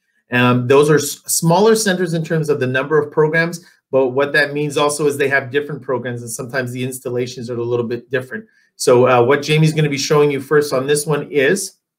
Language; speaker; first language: English; native; English